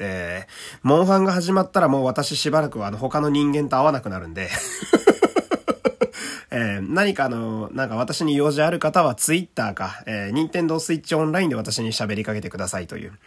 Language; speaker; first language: Japanese; native; Japanese